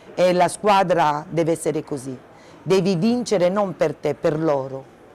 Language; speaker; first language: Italian; native; Italian